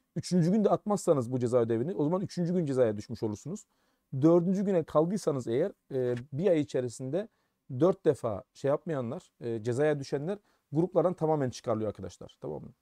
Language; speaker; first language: Turkish; early bilingual, heritage; German